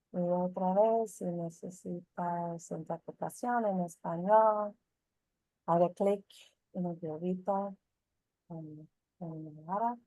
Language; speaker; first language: Spanish; non-native, learner; English